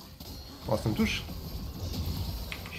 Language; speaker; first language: French; native; French